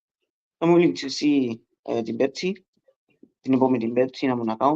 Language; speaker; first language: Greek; early bilingual, heritage; Greek